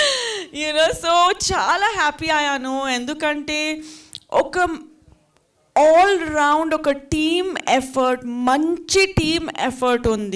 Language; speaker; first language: Telugu; non-native, learner; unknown